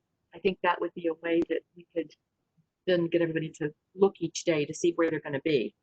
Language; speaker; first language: English; native; English